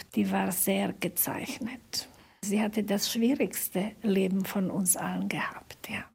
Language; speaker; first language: German; non-native, fluent; Slovak